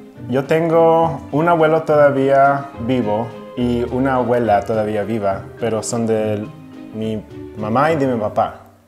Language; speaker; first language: Spanish; early bilingual, heritage; Spanish